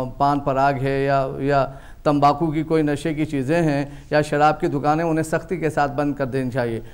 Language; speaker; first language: Hindi; native; Hindi